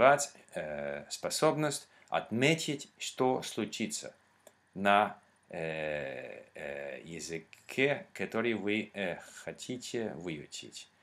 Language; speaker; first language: Russian; non-native, learner; English